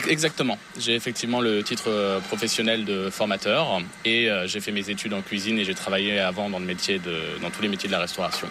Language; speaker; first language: French; native; French